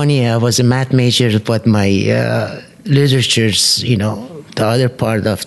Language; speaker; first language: English; non-native, fluent; Persian